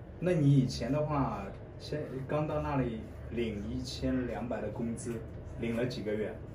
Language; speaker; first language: Chinese; native; Chinese